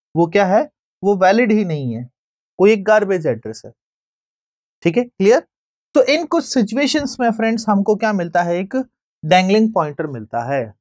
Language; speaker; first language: Hindi; native; Hindi